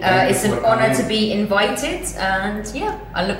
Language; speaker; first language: English; native; English